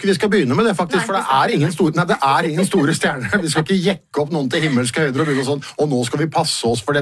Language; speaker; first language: Norwegian; native; Norwegian